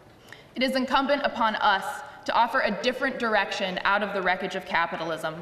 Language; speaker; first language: English; native; English